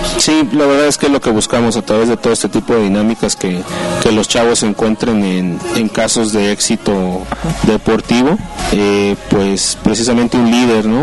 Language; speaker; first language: Spanish; native; Spanish